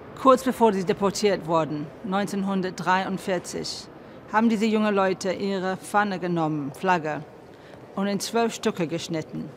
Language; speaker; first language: German; non-native, fluent; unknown